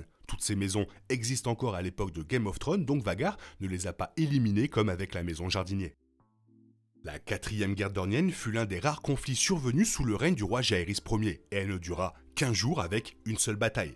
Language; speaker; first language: French; native; French